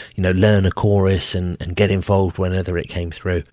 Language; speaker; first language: English; native; English